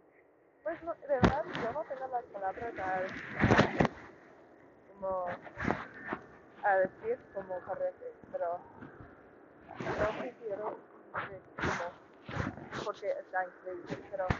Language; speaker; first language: Spanish; non-native, learner; English